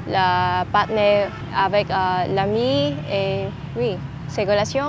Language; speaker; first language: French; non-native, learner; Vietnamese